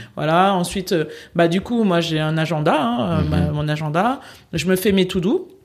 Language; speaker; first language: French; native; French